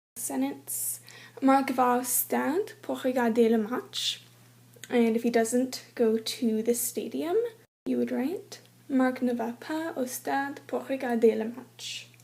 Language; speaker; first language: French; non-native, learner; English